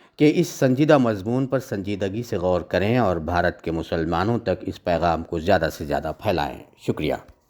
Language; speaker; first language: Urdu; native; Urdu